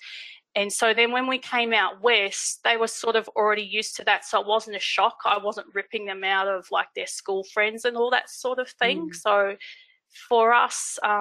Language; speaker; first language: English; native; English